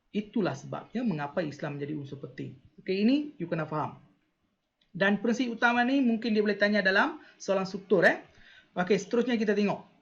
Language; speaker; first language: Malay; non-native, local second language; Tamil